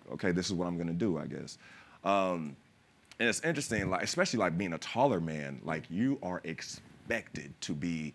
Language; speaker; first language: English; native; English